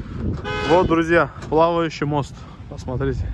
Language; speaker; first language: Russian; non-native, fluent; Turkish